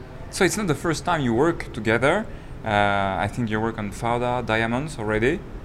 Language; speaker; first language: English; non-native, fluent; French